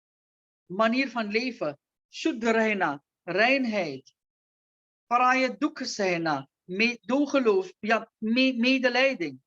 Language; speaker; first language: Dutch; non-native, local second language; Caribbean Hindustani